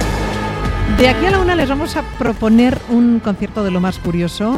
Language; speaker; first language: Spanish; native; Spanish